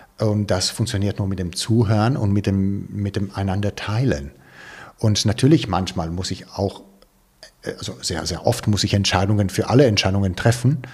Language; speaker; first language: German; non-native, fluent; Italian